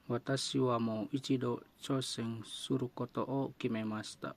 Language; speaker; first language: Japanese; non-native, learner; Indonesian